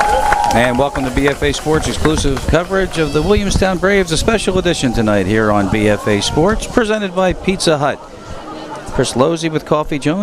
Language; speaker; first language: English; native; English